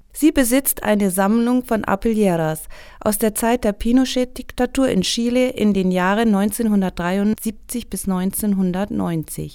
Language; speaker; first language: German; native; German